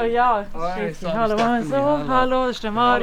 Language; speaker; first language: German; native; German